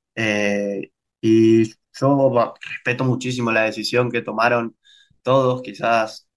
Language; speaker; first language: Spanish; native; Spanish